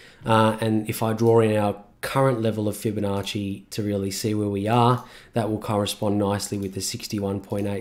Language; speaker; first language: English; native; English